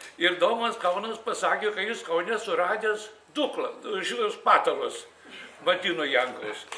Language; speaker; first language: Lithuanian; native; Lithuanian